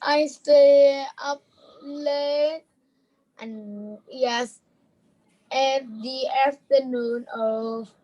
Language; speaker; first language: English; non-native, learner; Vietnamese